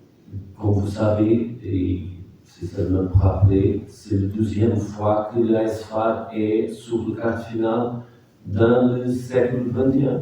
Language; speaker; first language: French; non-native, fluent; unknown